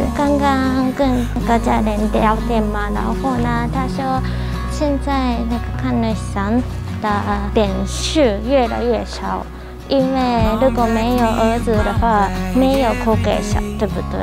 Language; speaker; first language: Chinese; non-native, fluent; Japanese